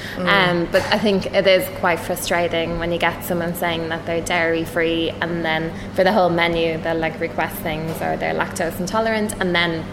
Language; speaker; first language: English; native; English